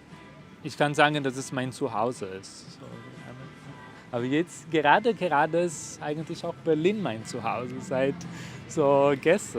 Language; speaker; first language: German; non-native, fluent; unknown